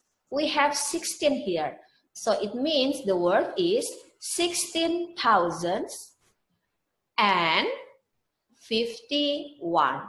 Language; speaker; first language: English; non-native, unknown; Indonesian